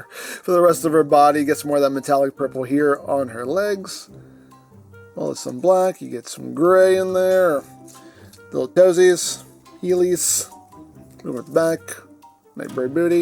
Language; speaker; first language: English; native; English